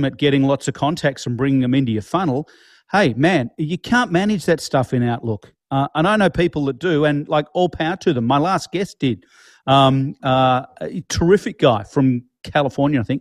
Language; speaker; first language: English; native; English